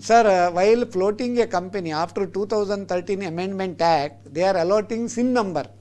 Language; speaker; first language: English; non-native, local second language; Kannada